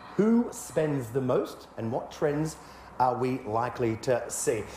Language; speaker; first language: English; native; English